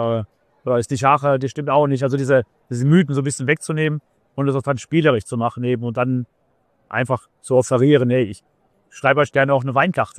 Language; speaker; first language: German; native; German